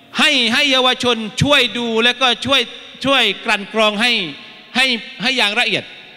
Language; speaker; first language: Malay; native; Malay